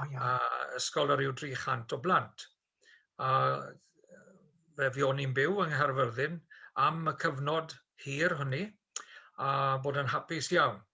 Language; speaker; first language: Welsh; native; Welsh